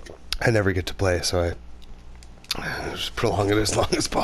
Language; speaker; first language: English; native; English